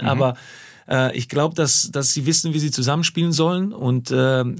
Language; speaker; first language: German; non-native, fluent; Slovak